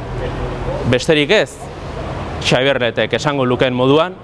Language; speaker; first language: Basque; native; Basque